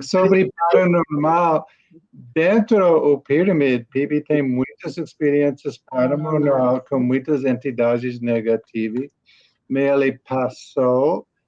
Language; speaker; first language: Portuguese; non-native, learner; English